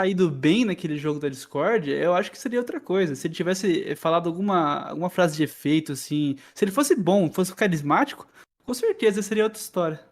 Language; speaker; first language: Portuguese; native; Portuguese